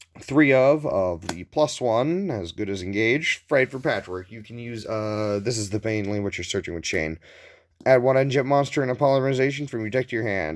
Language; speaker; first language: English; native; English